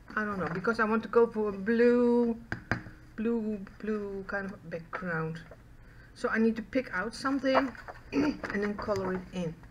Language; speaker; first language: English; non-native, fluent; Dutch